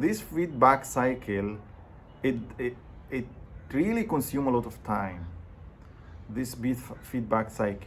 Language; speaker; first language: English; non-native, fluent; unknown